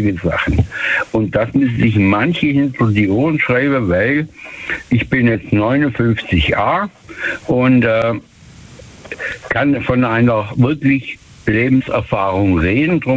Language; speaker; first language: German; native; German